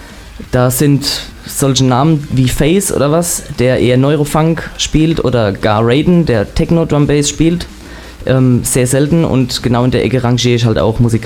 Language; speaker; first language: German; native; German